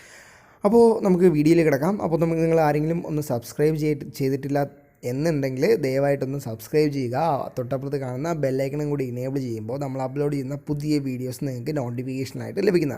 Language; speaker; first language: Malayalam; native; Malayalam